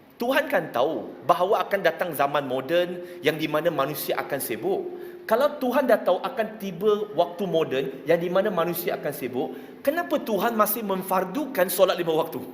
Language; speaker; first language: Malay; non-native, local second language; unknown